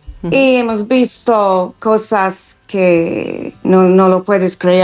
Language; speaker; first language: Spanish; non-native, fluent; English